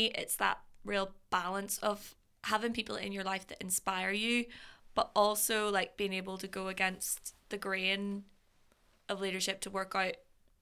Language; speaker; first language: English; native; English